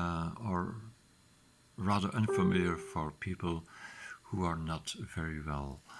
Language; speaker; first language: English; non-native, fluent; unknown